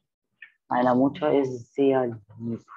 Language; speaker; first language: German; non-native, fluent; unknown